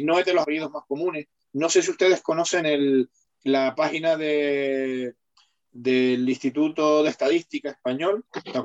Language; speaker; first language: Spanish; native; Spanish